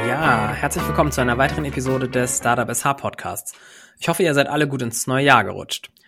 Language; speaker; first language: German; native; German